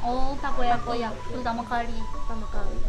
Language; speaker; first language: Indonesian; non-native, learner; Japanese